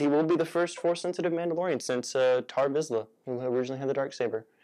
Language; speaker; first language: English; native; English